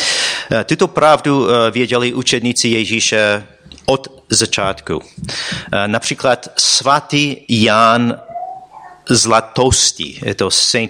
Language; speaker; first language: Czech; non-native, fluent; English